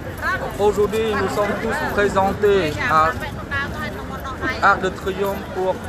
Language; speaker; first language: French; non-native, learner; Khmer